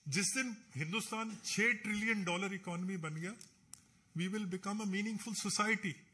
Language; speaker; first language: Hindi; non-native, local second language; Punjabi